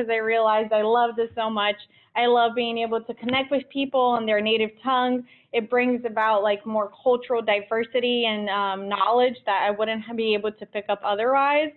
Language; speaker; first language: English; early bilingual, other home language; Portuguese